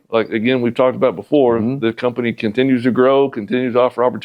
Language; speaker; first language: English; native; English